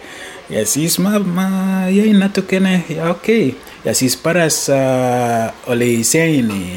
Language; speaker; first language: Estonian; non-native, learner; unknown